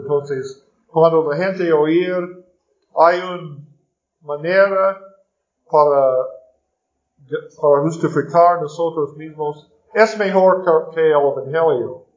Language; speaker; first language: Spanish; non-native, learner; English